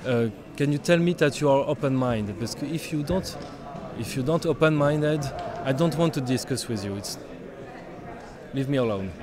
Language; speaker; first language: English; non-native, learner; French